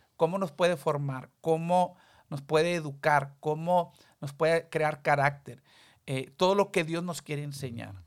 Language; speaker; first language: Spanish; early bilingual, heritage; Spanish